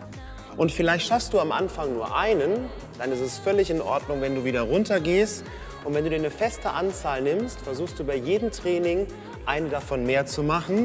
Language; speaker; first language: German; native; German